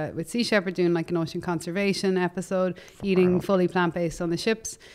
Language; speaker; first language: English; native; English